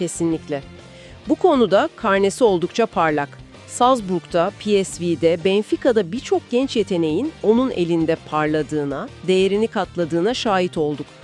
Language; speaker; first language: Turkish; native; Turkish